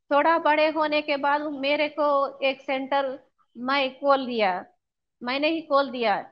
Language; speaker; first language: Hindi; non-native, local second language; Telugu